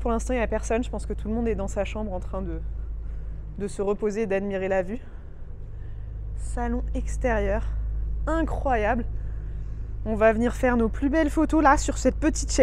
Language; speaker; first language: French; native; French